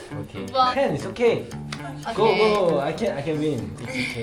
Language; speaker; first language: English; non-native, learner; Korean